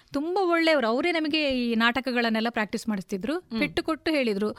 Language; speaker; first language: Kannada; native; Kannada